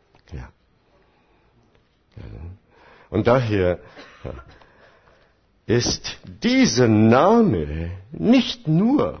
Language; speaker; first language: German; non-native, fluent; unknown